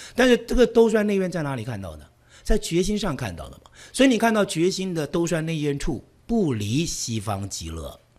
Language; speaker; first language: Chinese; native; Chinese